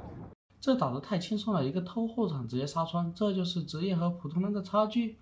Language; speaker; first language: Chinese; native; Chinese